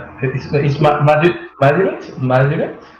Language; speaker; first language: English; non-native, learner; Spanish